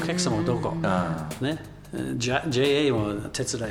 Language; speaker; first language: Japanese; non-native, learner; English